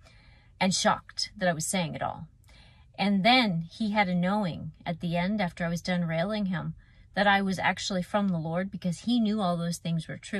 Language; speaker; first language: English; native; English